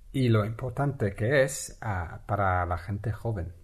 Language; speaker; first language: Spanish; non-native, fluent; English